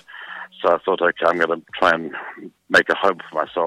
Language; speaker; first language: English; native; English